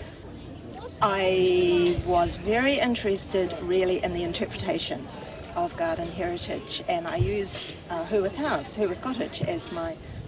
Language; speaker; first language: English; native; English